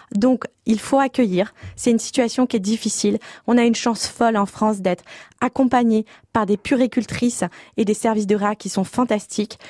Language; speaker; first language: French; native; French